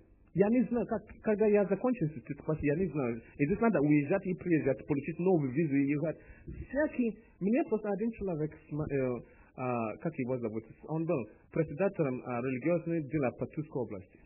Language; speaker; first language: Russian; non-native, learner; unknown